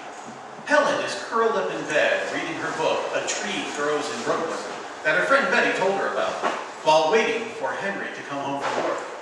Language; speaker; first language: English; native; English